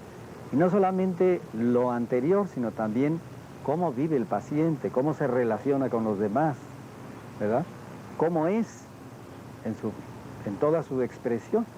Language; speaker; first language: Spanish; native; Spanish